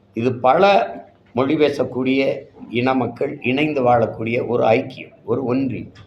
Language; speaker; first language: Tamil; native; Tamil